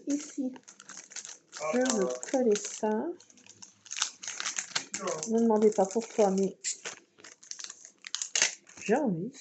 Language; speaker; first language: French; native; French